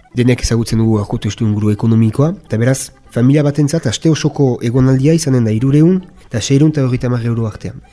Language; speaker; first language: Basque; native; Basque